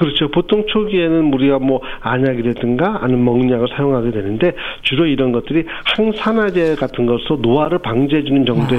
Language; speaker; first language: Korean; native; Korean